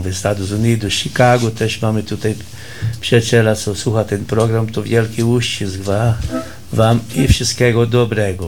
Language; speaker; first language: Polish; early bilingual, heritage; Polish